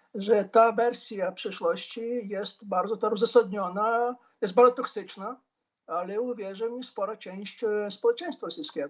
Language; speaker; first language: Polish; non-native, fluent; Ukrainian